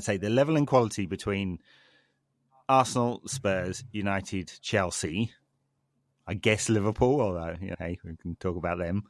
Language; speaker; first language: English; native; English